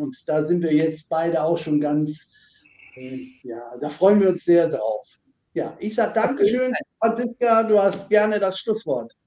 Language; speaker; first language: German; native; German